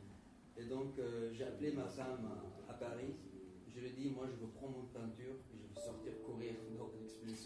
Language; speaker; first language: French; non-native, fluent; Arabic